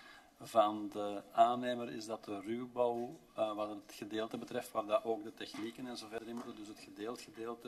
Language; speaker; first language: Dutch; native; Dutch